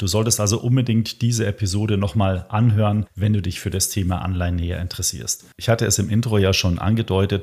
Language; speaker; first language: German; native; German